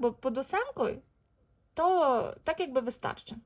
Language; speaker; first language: Polish; non-native, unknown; Ukrainian